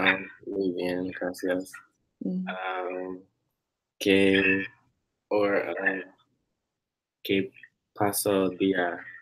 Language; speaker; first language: Spanish; non-native, learner; English